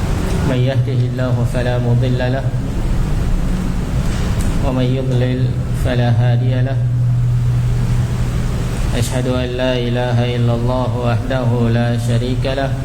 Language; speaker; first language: Arabic; non-native, fluent; Indonesian